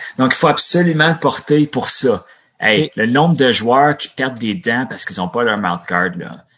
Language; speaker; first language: French; native; French